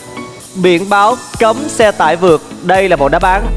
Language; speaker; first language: Vietnamese; native; Vietnamese